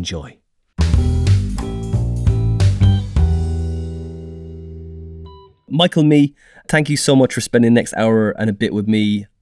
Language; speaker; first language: English; native; English